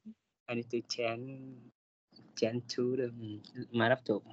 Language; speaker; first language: English; non-native, learner; Vietnamese